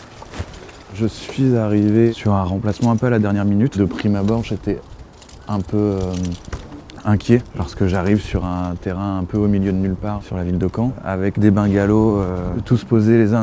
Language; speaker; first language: French; native; French